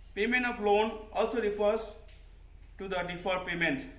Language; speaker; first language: English; non-native, local second language; Nepali